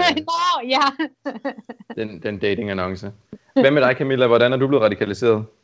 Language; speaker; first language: Danish; native; Danish